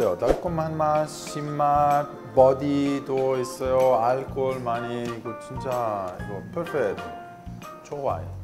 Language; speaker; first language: Korean; non-native, learner; Italian